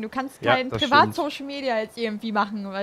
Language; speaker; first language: German; native; German